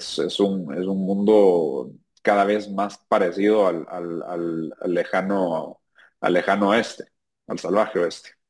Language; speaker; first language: Spanish; native; Spanish